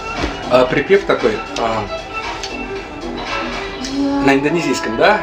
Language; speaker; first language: Russian; non-native, fluent; Indonesian